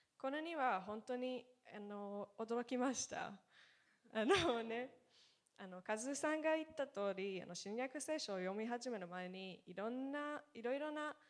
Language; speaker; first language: Japanese; non-native, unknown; Hebrew